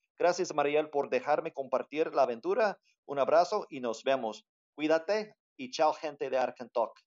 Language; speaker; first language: Spanish; non-native, fluent; English